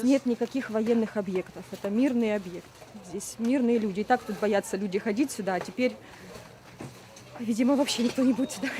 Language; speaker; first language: Russian; native; Russian